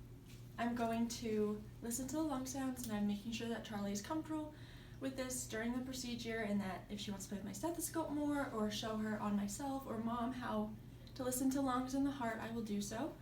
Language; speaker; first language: English; native; English